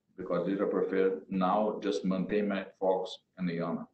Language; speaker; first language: English; non-native, learner; Portuguese